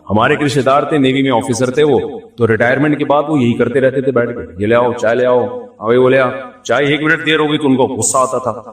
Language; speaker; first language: Urdu; native; Urdu